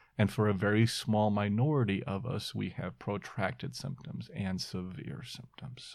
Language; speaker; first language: English; native; English